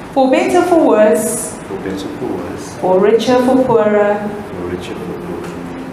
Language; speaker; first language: English; native; English